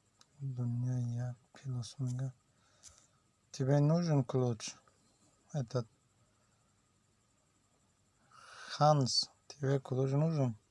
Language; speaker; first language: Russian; non-native, learner; Tajik